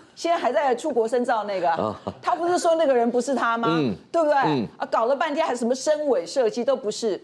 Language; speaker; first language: Chinese; native; Chinese